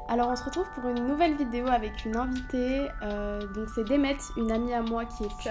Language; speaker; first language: French; native; French